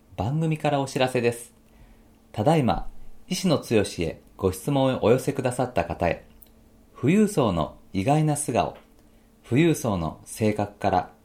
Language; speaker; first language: Japanese; native; Japanese